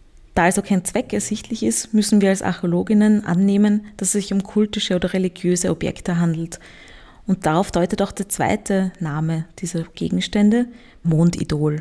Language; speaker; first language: German; native; German